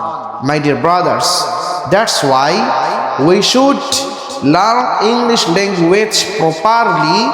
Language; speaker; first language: English; non-native, learner; Bangla